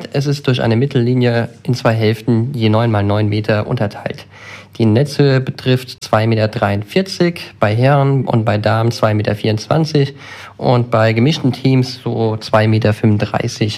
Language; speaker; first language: German; native; German